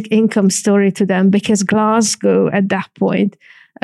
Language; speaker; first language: English; non-native, fluent; Hungarian